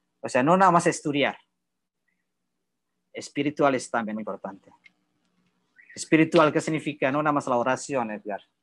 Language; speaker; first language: Spanish; non-native, learner; Indonesian